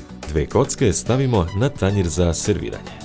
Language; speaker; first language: Serbian; native; Serbian